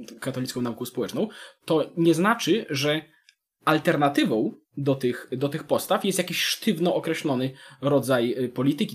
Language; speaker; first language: Polish; native; Polish